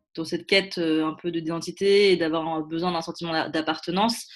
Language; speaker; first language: French; native; French